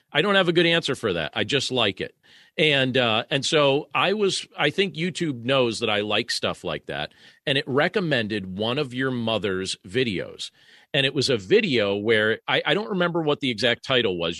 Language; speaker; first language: English; native; English